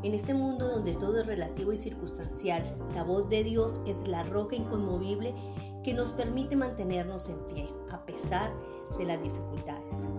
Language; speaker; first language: Spanish; native; Spanish